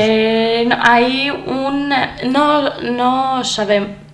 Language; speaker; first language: Spanish; non-native, learner; Greek